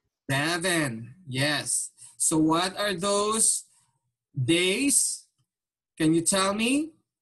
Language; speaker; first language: English; non-native, local second language; Filipino